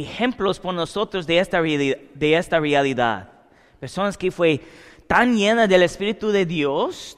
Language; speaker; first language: Spanish; non-native, learner; English